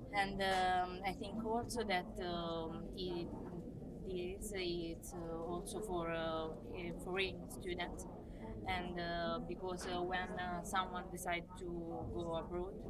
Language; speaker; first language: English; non-native, learner; Italian